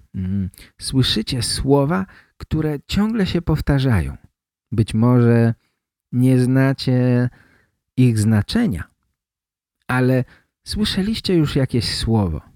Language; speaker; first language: Polish; native; Polish